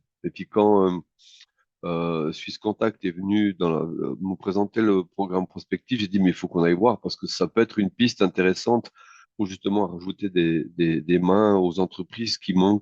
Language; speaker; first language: French; native; French